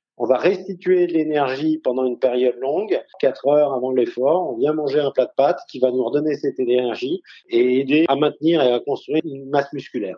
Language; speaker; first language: French; native; French